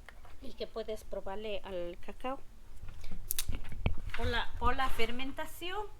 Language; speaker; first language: Spanish; native; Spanish